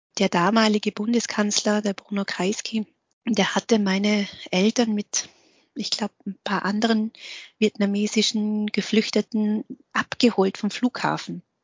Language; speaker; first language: German; early bilingual, other home language; Vietnamese